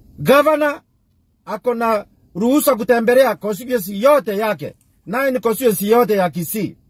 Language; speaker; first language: Swahili; non-native, local second language; Gusii